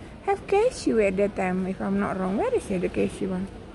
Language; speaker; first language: English; non-native, learner; Indonesian